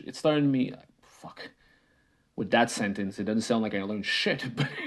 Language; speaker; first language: English; non-native, fluent; French